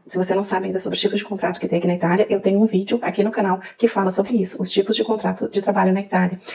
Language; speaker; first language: Portuguese; native; Portuguese